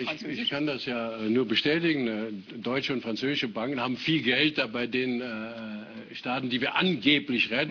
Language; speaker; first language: German; native; German